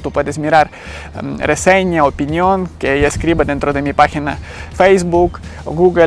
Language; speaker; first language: Spanish; non-native, learner; Ukrainian